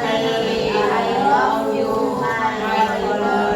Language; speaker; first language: English; non-native, learner; Indonesian